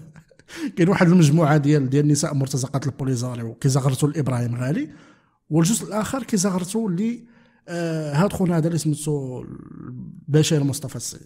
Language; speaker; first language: Arabic; native; Arabic